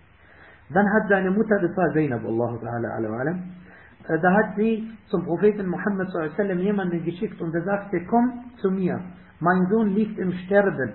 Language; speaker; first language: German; non-native, fluent; Arabic